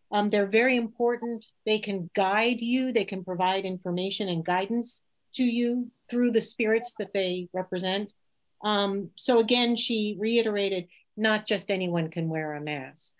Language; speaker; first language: English; native; English